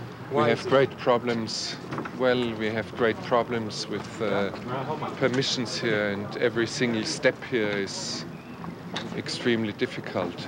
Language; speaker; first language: English; non-native, fluent; German